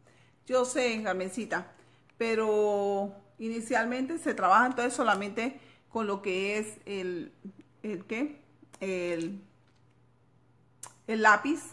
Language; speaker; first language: Spanish; native; Spanish